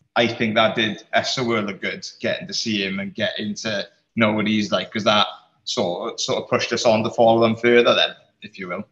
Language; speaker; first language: English; native; English